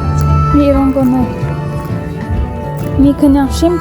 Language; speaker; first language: Korean; non-native, learner; Filipino